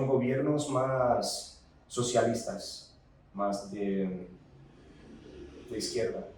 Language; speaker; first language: Spanish; non-native, fluent; Portuguese